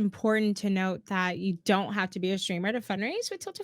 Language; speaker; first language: English; native; English